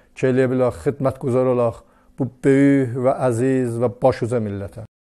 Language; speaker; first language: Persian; non-native, local second language; Azerbaijani